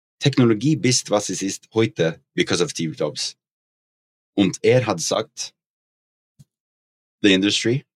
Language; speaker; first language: German; non-native, learner; Norwegian